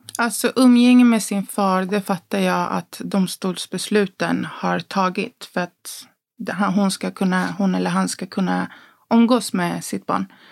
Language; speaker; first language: Swedish; early bilingual, other home language; Spanish